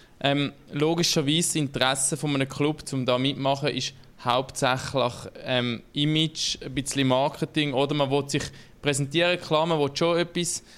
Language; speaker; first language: German; native; German